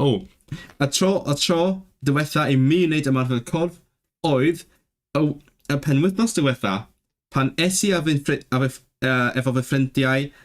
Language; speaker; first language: Welsh; non-native, learner; Cantonese